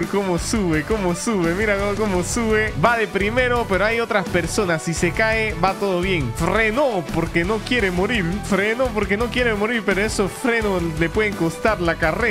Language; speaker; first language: Spanish; native; Spanish